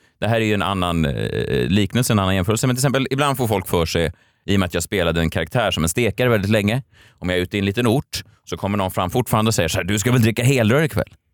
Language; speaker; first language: Swedish; native; Swedish